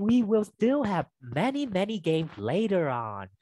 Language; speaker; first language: English; non-native, fluent; Vietnamese